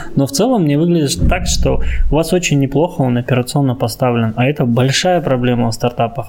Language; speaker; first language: Russian; native; Russian